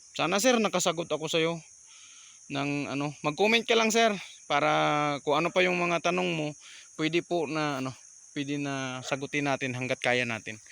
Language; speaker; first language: Filipino; native; Filipino